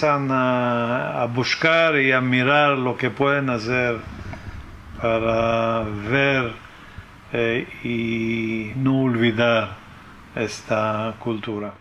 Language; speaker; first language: Spanish; early bilingual, heritage; French